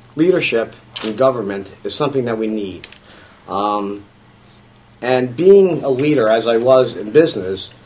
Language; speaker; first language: English; native; English